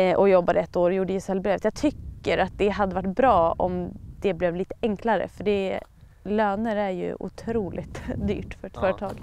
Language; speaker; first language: Swedish; native; Swedish